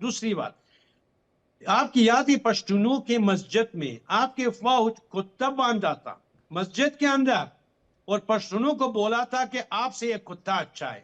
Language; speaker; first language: Hindi; non-native, fluent; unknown